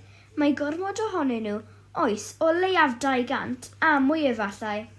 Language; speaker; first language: Welsh; early bilingual, other home language; Urdu